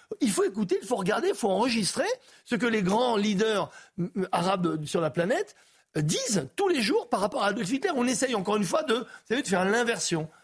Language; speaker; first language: French; native; French